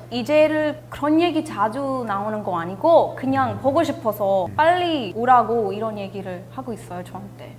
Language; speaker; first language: Korean; non-native, learner; English